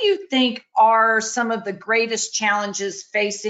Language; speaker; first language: English; native; English